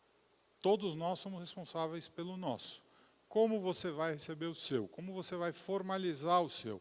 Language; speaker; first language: Portuguese; native; Portuguese